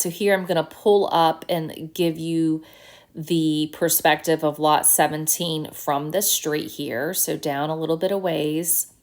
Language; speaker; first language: English; native; English